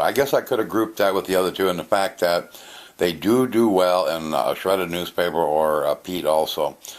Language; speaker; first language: English; native; English